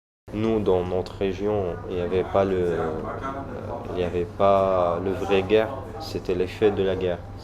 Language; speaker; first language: French; non-native, learner; Arabic